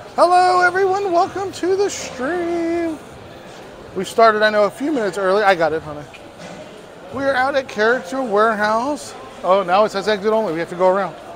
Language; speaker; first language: English; native; English